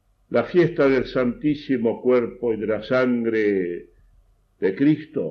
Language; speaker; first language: Spanish; native; Spanish